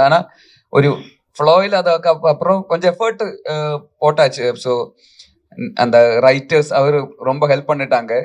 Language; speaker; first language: Tamil; non-native, local second language; Malayalam